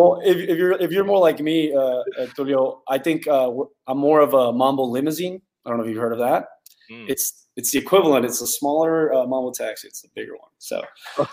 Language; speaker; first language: English; native; English